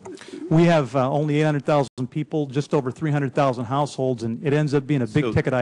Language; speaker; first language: English; native; English